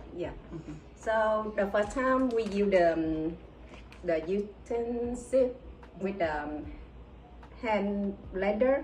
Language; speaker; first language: English; non-native, learner; Vietnamese